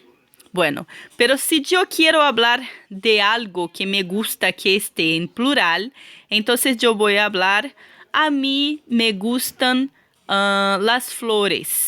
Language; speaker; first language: Spanish; non-native, fluent; Portuguese